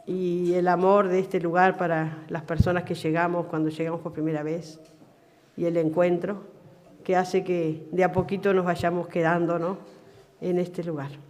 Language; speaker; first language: Spanish; native; Spanish